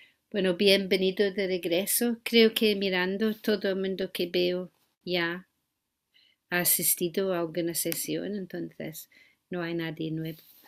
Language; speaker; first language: Spanish; non-native, fluent; English